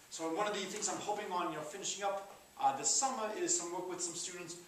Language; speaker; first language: English; native; English